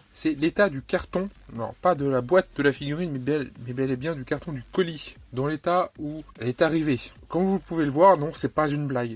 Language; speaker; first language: French; native; French